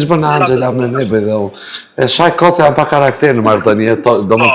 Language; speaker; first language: Albanian; native; Albanian